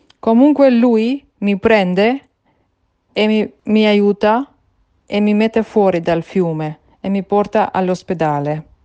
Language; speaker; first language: Italian; non-native, learner; Albanian